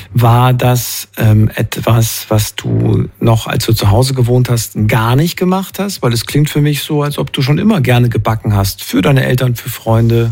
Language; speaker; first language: German; native; German